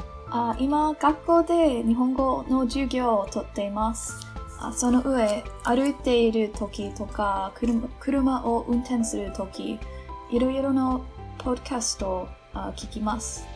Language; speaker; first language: Japanese; non-native, learner; English